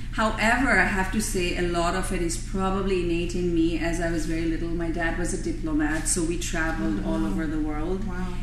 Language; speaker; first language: English; non-native, local second language; Bangla